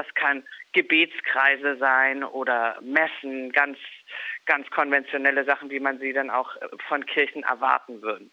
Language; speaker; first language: German; native; German